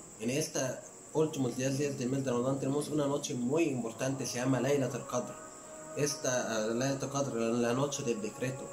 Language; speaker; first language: Spanish; non-native, learner; Arabic